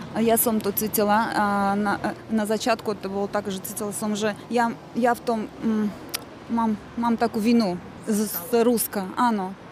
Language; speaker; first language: Slovak; non-native, learner; Russian